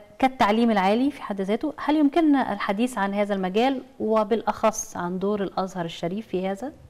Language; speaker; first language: Arabic; native; Arabic